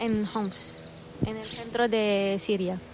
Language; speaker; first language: Spanish; non-native, fluent; Arabic